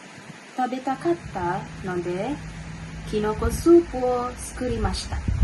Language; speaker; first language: Japanese; non-native, learner; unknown